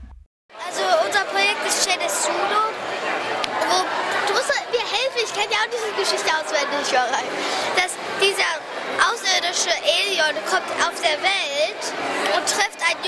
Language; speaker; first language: German; early bilingual, heritage; German